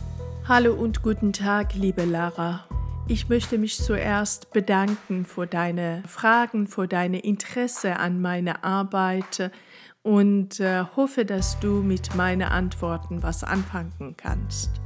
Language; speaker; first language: German; non-native, fluent; Persian